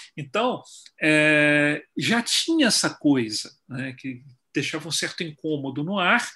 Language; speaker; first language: Portuguese; native; Portuguese